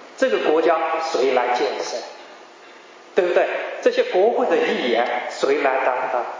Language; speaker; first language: Chinese; native; Chinese